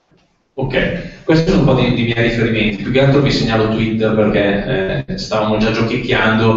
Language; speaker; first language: Italian; native; Italian